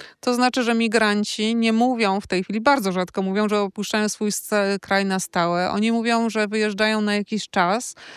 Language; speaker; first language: Polish; native; Polish